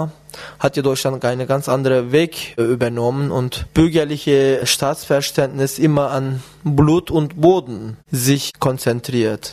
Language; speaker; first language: German; non-native, fluent; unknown